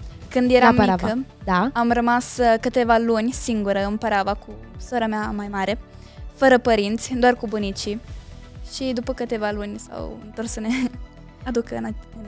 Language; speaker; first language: Romanian; early bilingual, heritage; Romanian